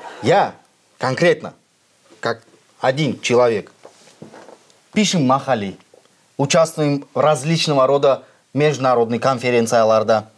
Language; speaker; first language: Russian; non-native, local second language; Crimean Tatar